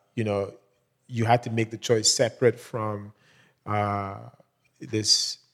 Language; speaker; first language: English; non-native, local second language; Yoruba